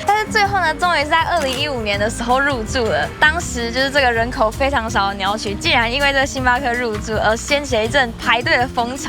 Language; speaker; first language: Chinese; native; Chinese